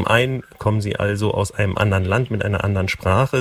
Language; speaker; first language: German; native; German